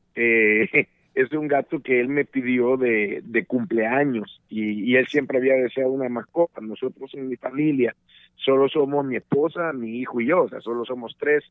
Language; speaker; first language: Spanish; native; Spanish